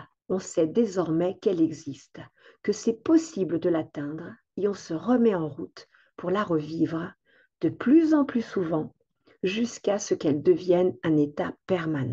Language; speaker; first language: French; native; French